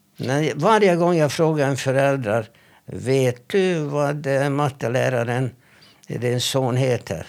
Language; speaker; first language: Swedish; non-native, fluent; Hebrew